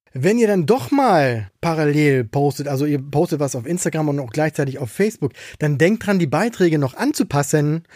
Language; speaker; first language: German; native; German